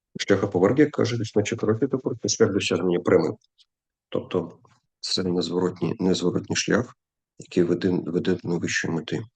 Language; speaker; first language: Ukrainian; non-native, local second language; Russian